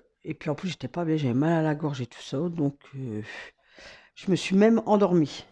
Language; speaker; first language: French; native; French